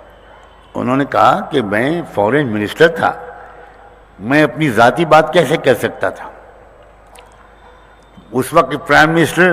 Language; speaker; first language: Urdu; native; Urdu